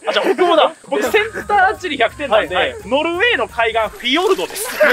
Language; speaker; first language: Japanese; native; Japanese